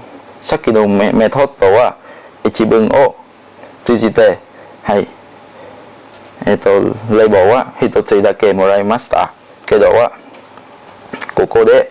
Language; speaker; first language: Japanese; non-native, learner; Thai